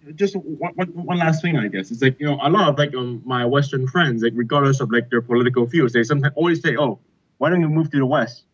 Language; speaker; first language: English; non-native, local second language; Cantonese